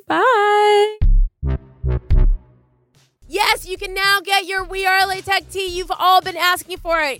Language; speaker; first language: English; native; English